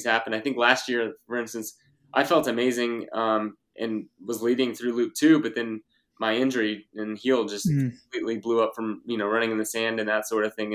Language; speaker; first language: English; native; English